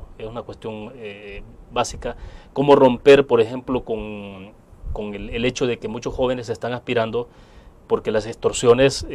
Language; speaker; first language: Spanish; native; Spanish